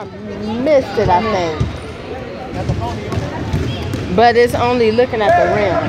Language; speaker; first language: English; native; English